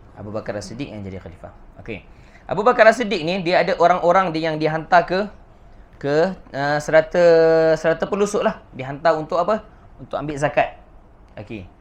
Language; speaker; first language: Malay; native; Malay